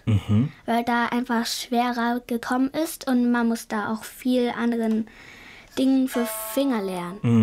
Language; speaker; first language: German; early bilingual, other home language; Chinese